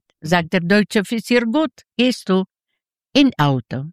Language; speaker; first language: German; non-native, learner; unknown